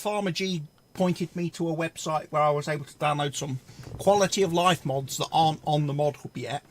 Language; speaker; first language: English; native; English